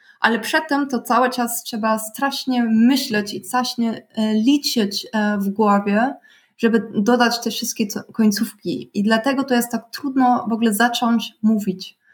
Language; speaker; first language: Polish; non-native, fluent; German